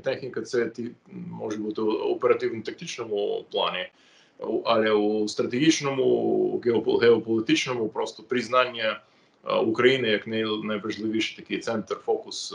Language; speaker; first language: Ukrainian; non-native, fluent; English